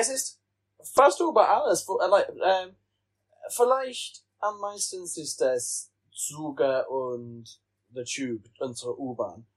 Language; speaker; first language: German; non-native, learner; English